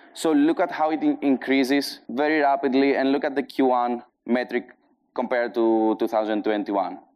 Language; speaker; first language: English; non-native, fluent; Greek